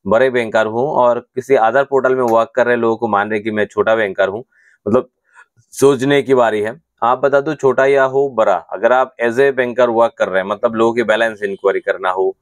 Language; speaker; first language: Hindi; non-native, local second language; Bangla